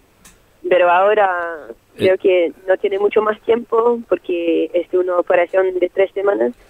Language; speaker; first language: Spanish; non-native, fluent; French